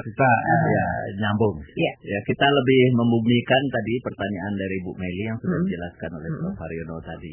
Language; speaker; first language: Indonesian; non-native, local second language; Javanese